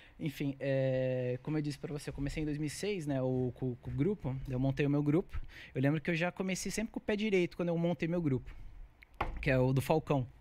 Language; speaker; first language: Portuguese; native; Portuguese